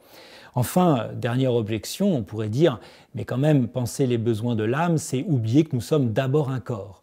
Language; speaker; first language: French; native; French